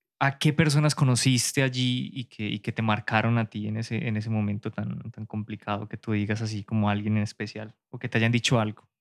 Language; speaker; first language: Spanish; native; Spanish